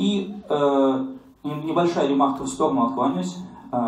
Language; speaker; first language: Russian; native; Russian